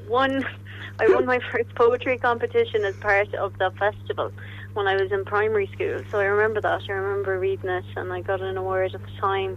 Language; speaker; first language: English; native; English